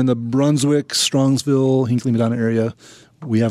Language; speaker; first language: English; native; English